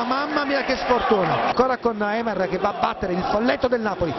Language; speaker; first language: Italian; native; Italian